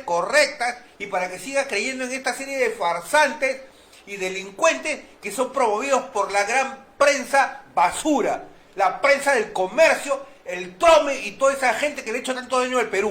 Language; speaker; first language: Spanish; native; Spanish